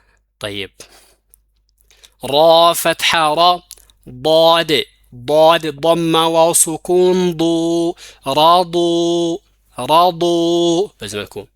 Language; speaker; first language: Arabic; non-native, fluent; Amharic